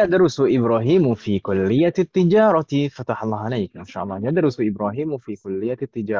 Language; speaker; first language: Arabic; non-native, fluent; Indonesian